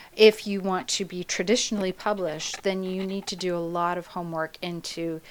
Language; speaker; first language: English; native; English